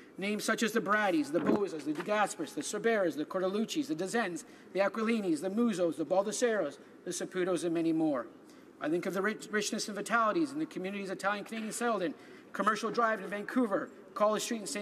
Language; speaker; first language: English; early bilingual, other home language; Italian